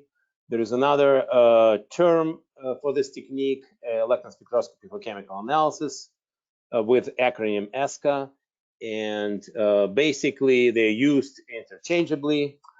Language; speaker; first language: English; non-native, fluent; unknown